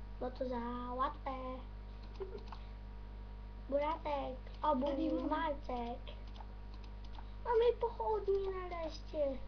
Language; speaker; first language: Polish; native; Polish